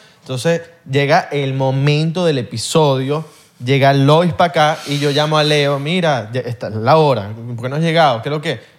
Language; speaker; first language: Spanish; native; Spanish